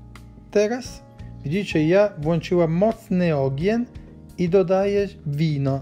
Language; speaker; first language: Polish; non-native, learner; Italian